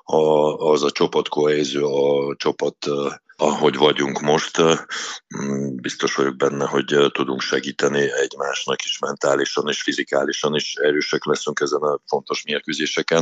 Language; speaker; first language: Hungarian; non-native, fluent; Russian